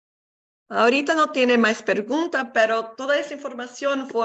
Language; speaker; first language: Spanish; non-native, learner; English